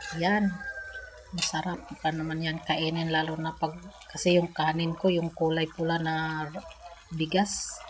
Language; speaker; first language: Filipino; non-native, local second language; Cebuano